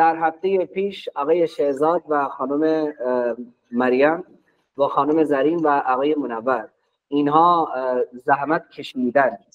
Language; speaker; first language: Persian; non-native, fluent; Urdu